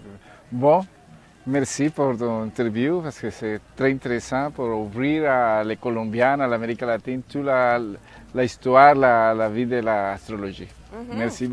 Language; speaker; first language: French; non-native, learner; Spanish